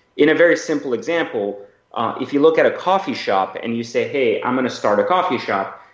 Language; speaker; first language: English; early bilingual, other home language; Persian